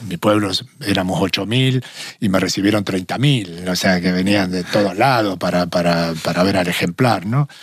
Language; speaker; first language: Spanish; native; Spanish